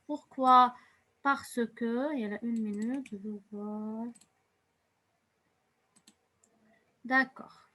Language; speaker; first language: French; non-native, fluent; Arabic